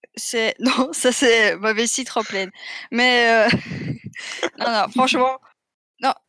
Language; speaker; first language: French; native; French